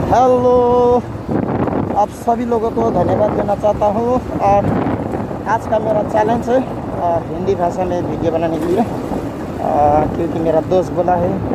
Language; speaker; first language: Hindi; non-native, learner; Nepali